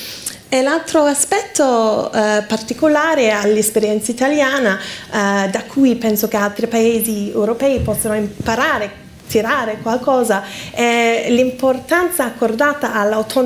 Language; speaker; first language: Italian; non-native, fluent; English